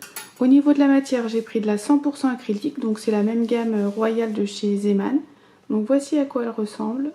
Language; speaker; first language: French; native; French